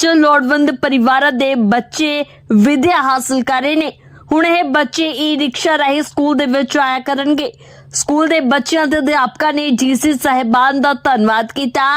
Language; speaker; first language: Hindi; non-native, local second language; Punjabi